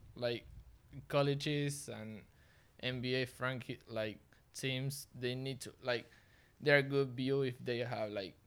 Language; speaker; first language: English; non-native, fluent; Spanish